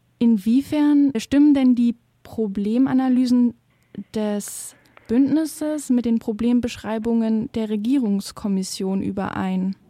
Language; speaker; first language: German; native; German